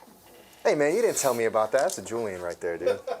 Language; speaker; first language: English; native; English